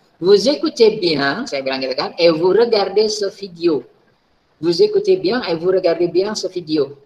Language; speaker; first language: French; non-native, fluent; Indonesian